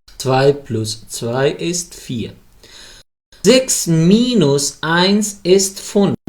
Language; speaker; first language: German; non-native, fluent; Pashto